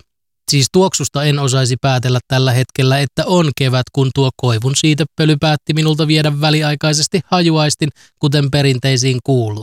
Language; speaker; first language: Finnish; native; Finnish